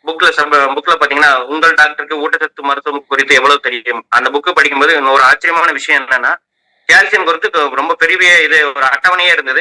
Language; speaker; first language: Tamil; native; Tamil